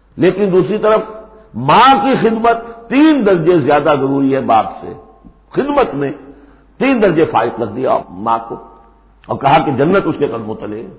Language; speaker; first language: Urdu; native; Urdu